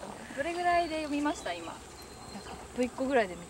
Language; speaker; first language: Japanese; native; Japanese